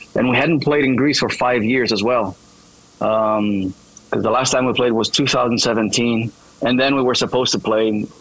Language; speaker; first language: English; non-native, fluent; Greek